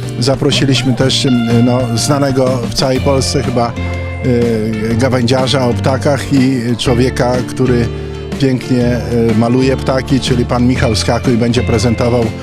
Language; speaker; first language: Polish; native; Polish